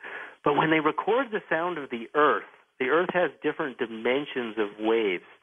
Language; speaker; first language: English; native; English